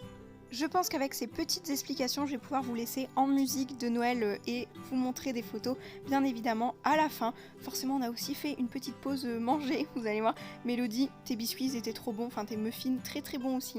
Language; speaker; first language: French; native; French